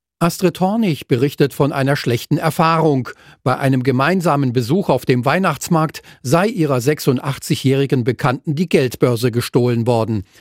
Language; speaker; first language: German; native; German